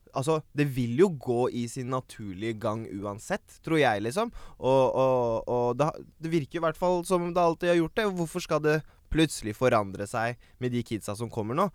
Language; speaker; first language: Norwegian; early bilingual, other home language; Baluchi